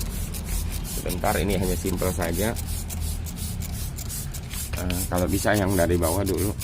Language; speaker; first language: Indonesian; native; Indonesian